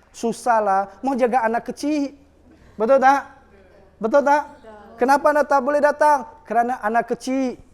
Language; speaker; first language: Malay; non-native, local second language; Chinese